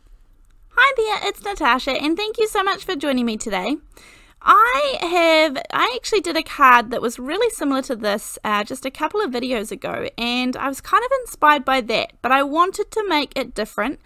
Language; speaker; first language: English; native; English